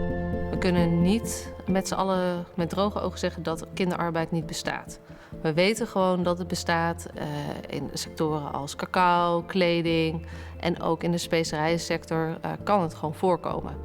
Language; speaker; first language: Dutch; native; Dutch